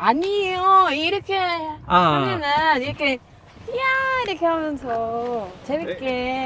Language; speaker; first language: Korean; non-native, fluent; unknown